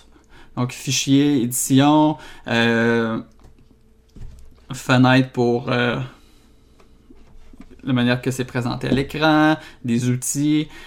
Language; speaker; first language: French; native; French